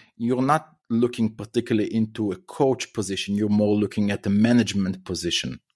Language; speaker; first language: English; non-native, fluent; Hebrew